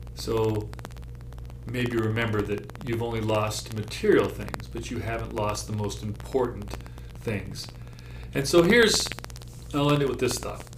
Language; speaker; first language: English; native; English